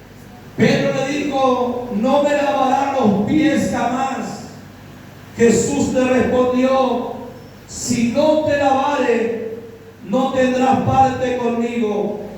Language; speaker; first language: Spanish; native; Spanish